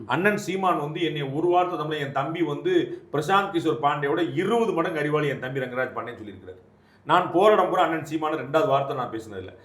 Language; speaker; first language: Tamil; non-native, local second language; Hindi